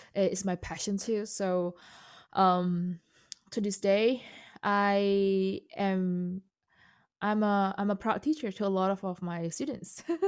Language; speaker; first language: English; non-native, fluent; Indonesian